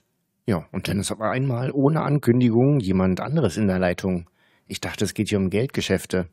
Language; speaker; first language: German; native; German